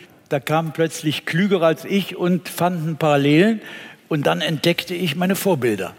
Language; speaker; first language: German; native; German